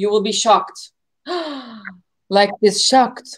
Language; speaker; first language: English; non-native, fluent; Turkish